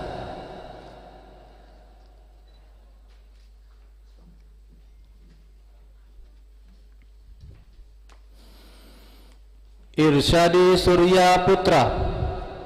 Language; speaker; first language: Indonesian; native; Indonesian